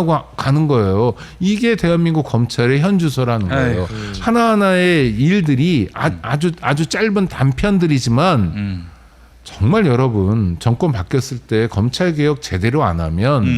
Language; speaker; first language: Korean; native; Korean